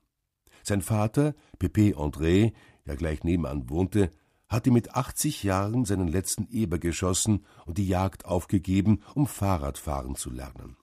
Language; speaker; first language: German; native; German